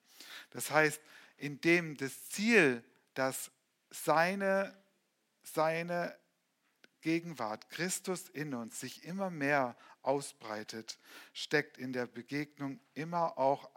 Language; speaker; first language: German; native; German